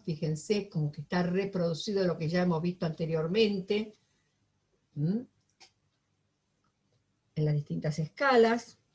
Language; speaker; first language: Spanish; native; Spanish